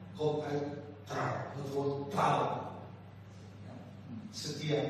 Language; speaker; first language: Dutch; non-native, fluent; Indonesian